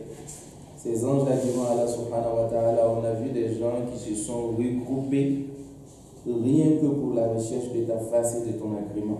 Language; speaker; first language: French; non-native, local second language; Dyula